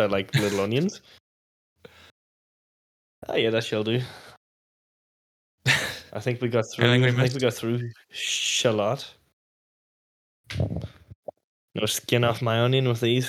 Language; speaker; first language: English; native; English